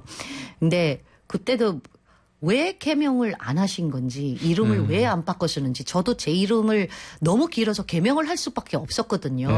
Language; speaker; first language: Korean; non-native, fluent; Filipino